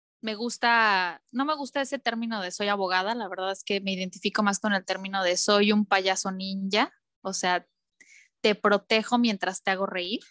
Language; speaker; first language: Spanish; native; Spanish